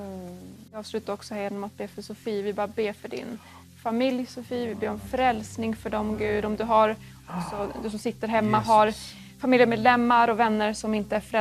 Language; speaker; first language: Swedish; native; Swedish